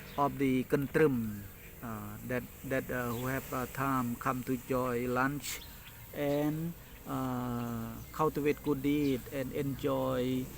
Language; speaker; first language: English; non-native, learner; Thai